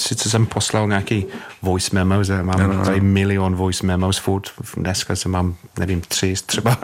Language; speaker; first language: Czech; non-native, fluent; English